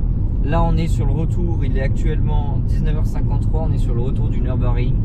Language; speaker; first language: French; native; French